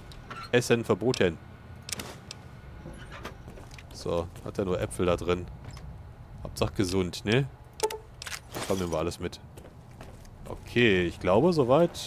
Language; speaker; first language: German; native; German